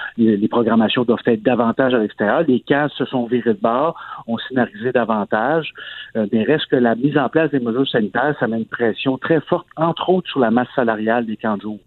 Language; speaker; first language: French; native; French